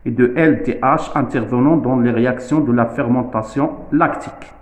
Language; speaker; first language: French; non-native, local second language; Arabic